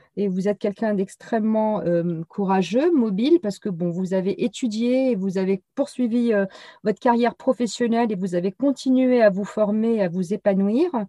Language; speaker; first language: French; native; French